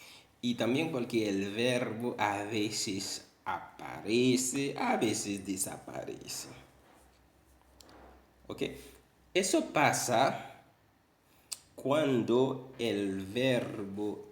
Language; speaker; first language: Spanish; non-native, fluent; Haitian Creole